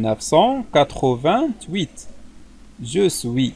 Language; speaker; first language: French; non-native, local second language; Arabic